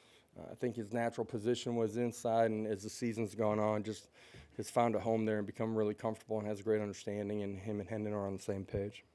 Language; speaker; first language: English; native; English